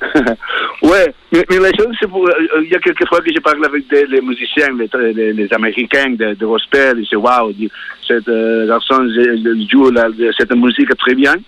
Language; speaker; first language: French; non-native, learner; Spanish